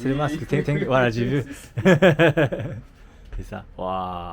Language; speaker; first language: French; non-native, learner; Japanese